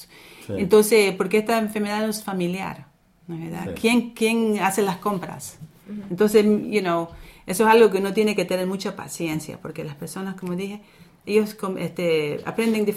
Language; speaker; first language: Spanish; early bilingual, other home language; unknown